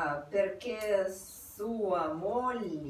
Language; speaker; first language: Italian; non-native, learner; Russian